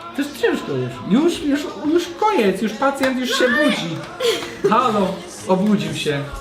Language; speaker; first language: Polish; non-native, fluent; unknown